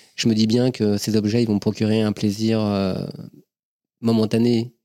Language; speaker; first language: French; native; French